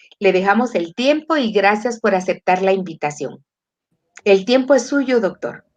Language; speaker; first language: Spanish; native; Spanish